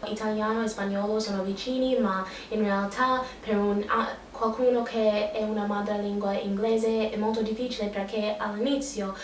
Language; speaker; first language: Italian; non-native, learner; English